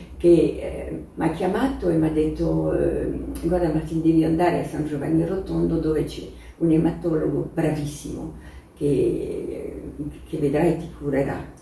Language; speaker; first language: Italian; non-native, fluent; French